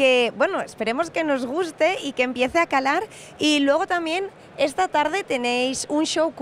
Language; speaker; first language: Spanish; native; Spanish